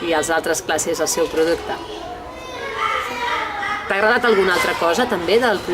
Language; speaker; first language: Catalan; native; Catalan